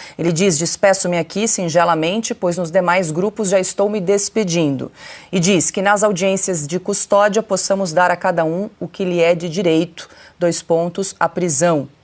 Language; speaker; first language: Portuguese; native; Portuguese